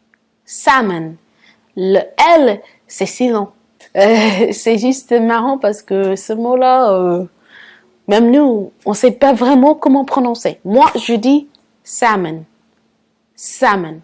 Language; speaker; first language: French; non-native, fluent; English